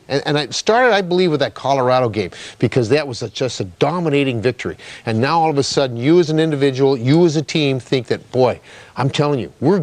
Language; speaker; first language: English; native; English